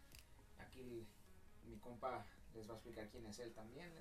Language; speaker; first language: Spanish; early bilingual, heritage; Spanish